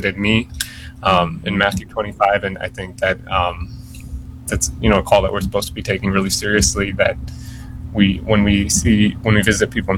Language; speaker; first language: English; native; English